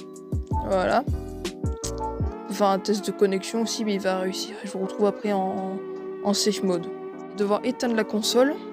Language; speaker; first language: French; native; French